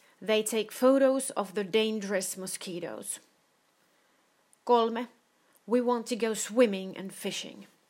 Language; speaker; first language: English; non-native, fluent; Finnish